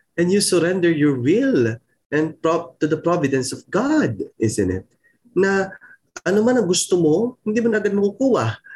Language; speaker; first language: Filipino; non-native, local second language; Pampanga